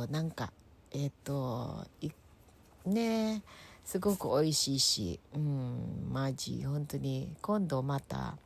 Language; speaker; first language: Japanese; non-native, fluent; Filipino